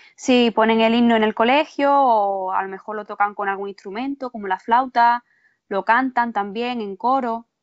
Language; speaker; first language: Spanish; native; Spanish